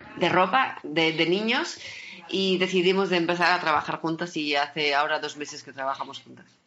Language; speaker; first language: Spanish; early bilingual, heritage; French